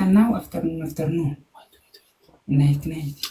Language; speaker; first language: English; non-native, learner; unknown